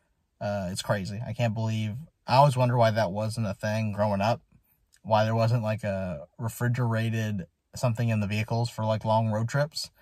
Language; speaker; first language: English; native; English